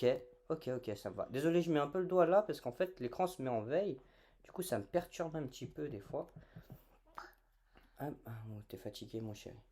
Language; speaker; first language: French; native; French